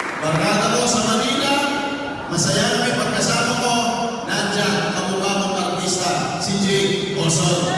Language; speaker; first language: Filipino; non-native, local second language; Pampanga